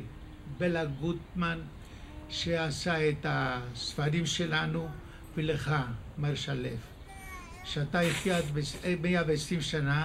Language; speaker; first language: Hebrew; non-native, fluent; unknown